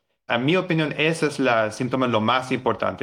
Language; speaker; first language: Spanish; non-native, learner; English